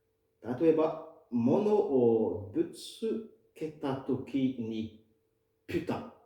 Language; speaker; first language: Japanese; non-native, fluent; French